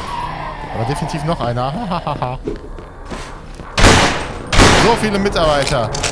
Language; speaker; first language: German; native; German